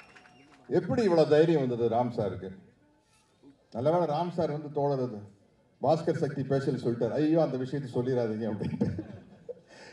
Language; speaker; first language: Tamil; native; Tamil